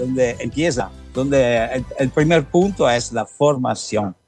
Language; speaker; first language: Spanish; non-native, learner; Italian